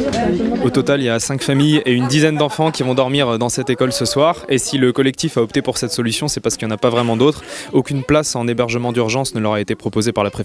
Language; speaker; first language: French; native; French